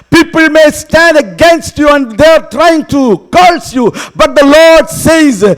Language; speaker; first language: English; non-native, local second language; Tamil